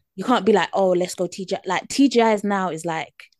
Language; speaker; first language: English; native; English